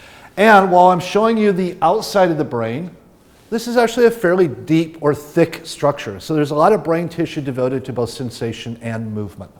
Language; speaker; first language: English; native; English